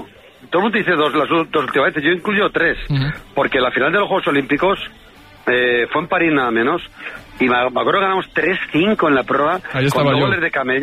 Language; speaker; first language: Spanish; native; Spanish